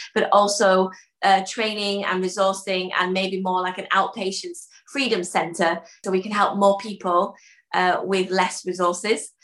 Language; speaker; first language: English; early bilingual, other home language; Dutch